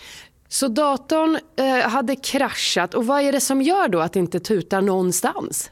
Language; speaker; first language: Swedish; native; Swedish